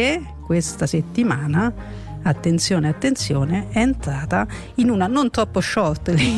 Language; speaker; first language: Italian; native; Italian